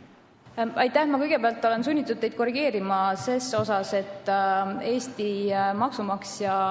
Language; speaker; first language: Estonian; native; Estonian